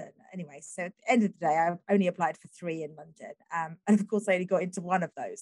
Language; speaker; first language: English; native; English